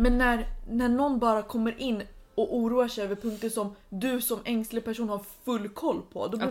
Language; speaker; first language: Swedish; native; Swedish